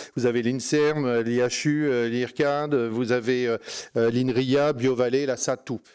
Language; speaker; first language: French; native; French